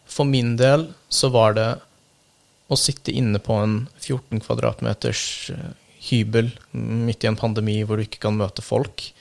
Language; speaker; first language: Norwegian; early bilingual, other home language; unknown